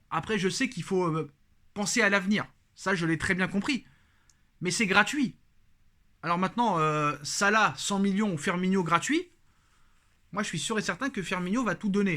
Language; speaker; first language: French; native; French